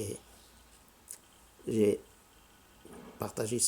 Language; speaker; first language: French; non-native, local second language; Arabic